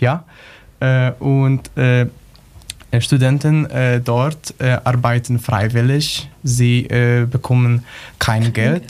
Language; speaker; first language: German; non-native, learner; Polish